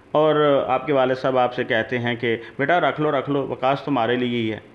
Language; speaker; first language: Urdu; native; Urdu